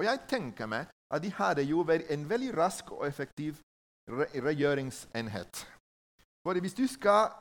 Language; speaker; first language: Norwegian; non-native, learner; Spanish